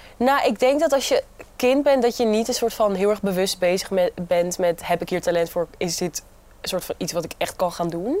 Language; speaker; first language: Dutch; native; Dutch